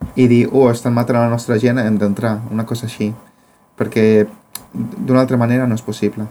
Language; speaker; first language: Catalan; non-native, fluent; Spanish